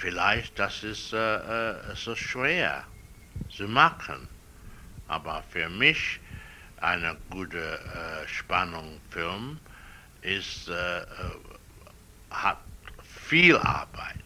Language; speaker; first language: German; non-native, learner; English